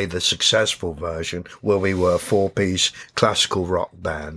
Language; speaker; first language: English; native; English